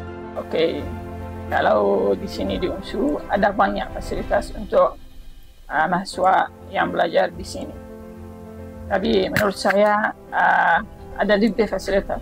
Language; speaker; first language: Indonesian; non-native, learner; Arabic